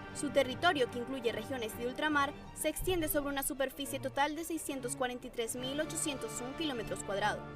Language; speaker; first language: Spanish; native; Spanish